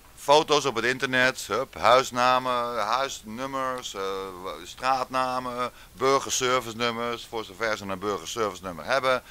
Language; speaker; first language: Dutch; native; Dutch